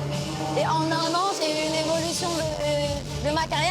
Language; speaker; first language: French; early bilingual, other home language; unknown